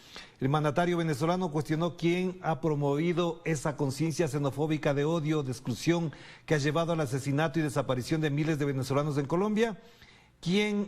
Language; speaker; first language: Spanish; native; Spanish